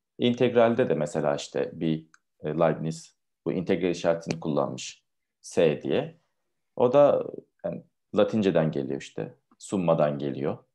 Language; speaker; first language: Turkish; native; Turkish